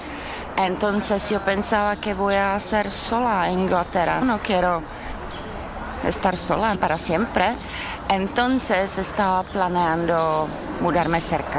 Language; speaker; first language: Spanish; non-native, learner; Czech